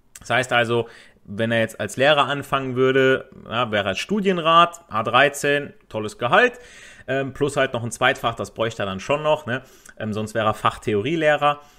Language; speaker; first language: German; native; German